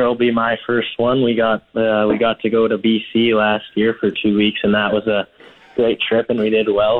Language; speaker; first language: English; native; English